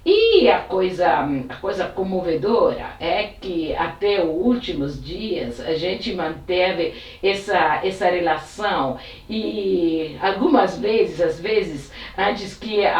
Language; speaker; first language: Portuguese; non-native, fluent; Italian